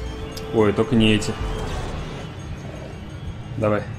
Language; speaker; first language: Russian; native; Russian